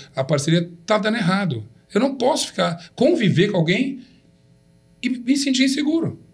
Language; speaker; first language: Portuguese; native; Portuguese